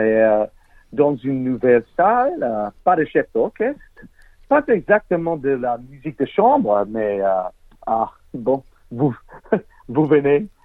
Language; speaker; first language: French; non-native, learner; English